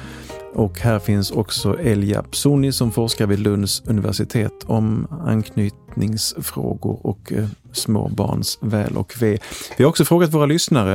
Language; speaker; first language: Swedish; native; Swedish